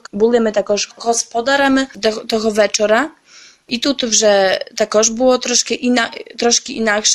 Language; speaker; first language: Ukrainian; early bilingual, heritage; Ukrainian